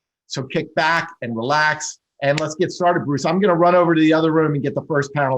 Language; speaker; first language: English; native; English